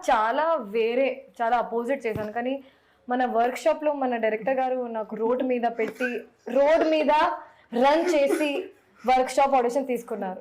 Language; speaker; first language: Telugu; non-native, local second language; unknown